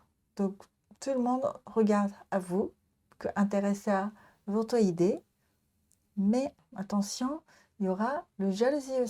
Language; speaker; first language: French; non-native, learner; Japanese